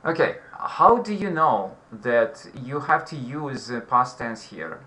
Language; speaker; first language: English; non-native, fluent; Russian